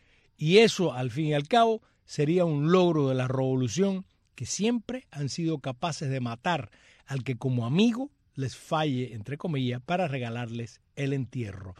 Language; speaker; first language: Spanish; native; Spanish